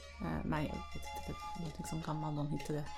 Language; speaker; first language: Swedish; non-native, learner; Turkish